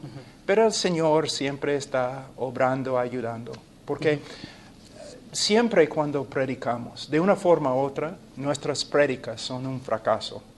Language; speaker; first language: Spanish; non-native, fluent; English